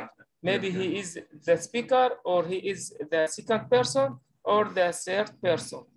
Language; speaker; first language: English; non-native, learner; Arabic